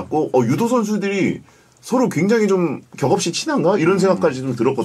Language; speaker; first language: Korean; native; Korean